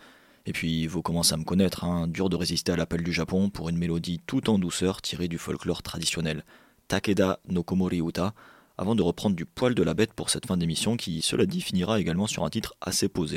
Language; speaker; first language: French; native; French